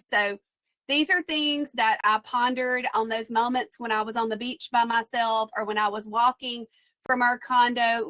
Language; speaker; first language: English; native; English